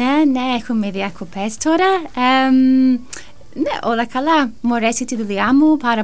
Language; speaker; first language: Greek; non-native, learner; English